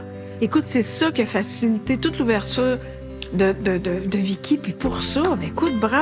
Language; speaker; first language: French; native; French